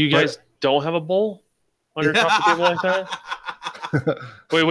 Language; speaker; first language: English; native; English